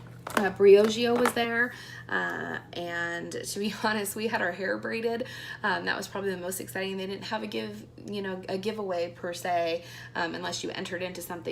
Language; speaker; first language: English; native; English